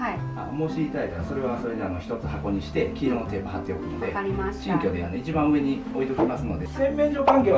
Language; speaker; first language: Japanese; native; Japanese